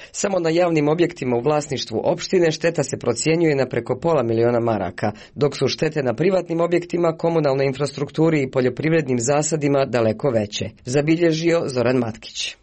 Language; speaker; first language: Croatian; native; Croatian